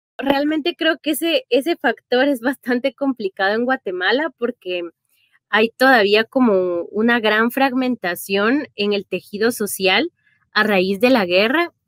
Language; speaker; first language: Spanish; native; Spanish